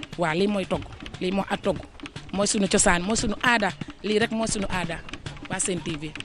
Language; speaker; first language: Wolof; non-native, local second language; Serer